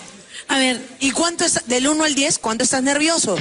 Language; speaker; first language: Spanish; native; Spanish